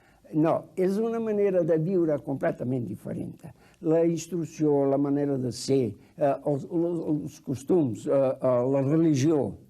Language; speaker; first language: Catalan; early bilingual, heritage; Catalan